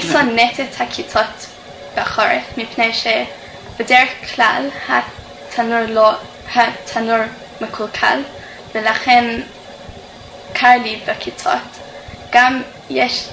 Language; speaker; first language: Hebrew; non-native, fluent; English